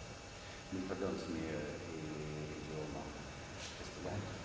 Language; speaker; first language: Spanish; non-native, learner; Russian